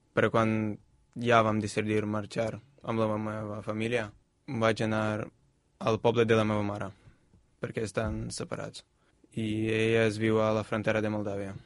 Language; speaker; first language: Catalan; non-native, fluent; Ukrainian